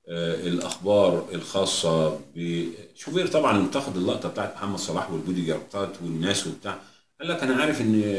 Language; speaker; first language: Arabic; native; Arabic